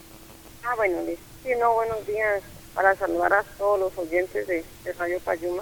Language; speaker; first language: Spanish; native; Spanish